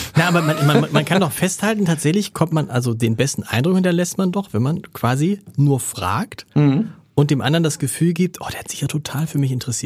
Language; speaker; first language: German; native; German